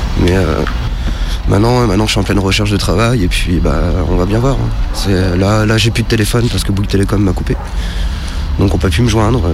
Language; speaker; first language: French; native; French